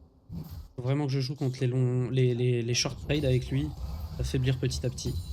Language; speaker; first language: French; native; French